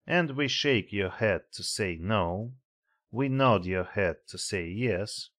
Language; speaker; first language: English; non-native, fluent; Russian